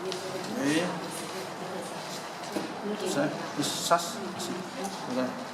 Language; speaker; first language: French; non-native, learner; Vietnamese